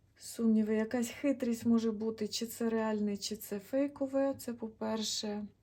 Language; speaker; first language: Ukrainian; non-native, local second language; Russian